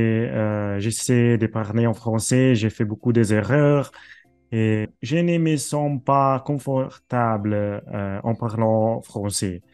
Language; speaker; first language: French; non-native, learner; Italian